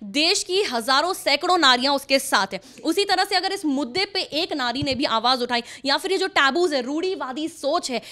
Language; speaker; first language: Hindi; native; Hindi